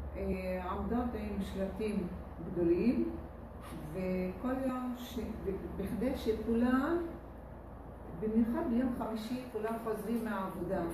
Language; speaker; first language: Hebrew; non-native, local second language; Arabic